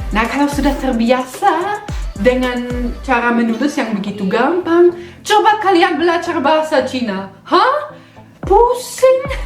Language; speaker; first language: Indonesian; non-native, fluent; German